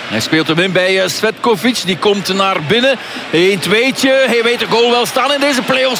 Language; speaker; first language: Dutch; native; Dutch